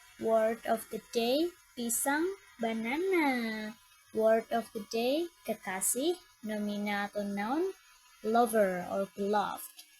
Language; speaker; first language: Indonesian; native; Indonesian